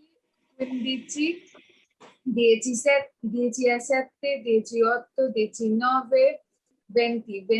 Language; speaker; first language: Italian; non-native, learner; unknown